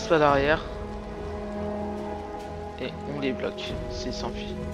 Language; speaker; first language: French; native; French